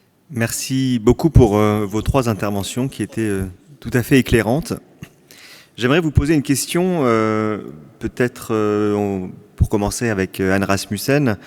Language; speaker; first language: French; native; French